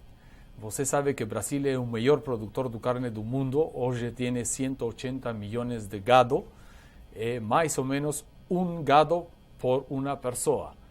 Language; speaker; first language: Portuguese; non-native, learner; Spanish